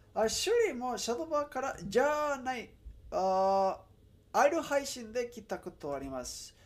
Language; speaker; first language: Japanese; non-native, learner; Spanish